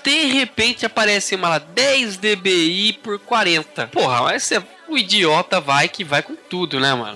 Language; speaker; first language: Portuguese; native; Portuguese